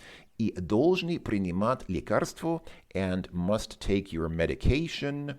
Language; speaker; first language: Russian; non-native, fluent; English